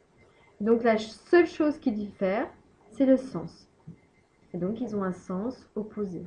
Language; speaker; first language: French; native; French